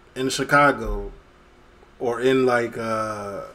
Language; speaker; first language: English; native; English